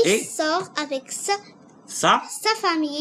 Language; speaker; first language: French; non-native, learner; Arabic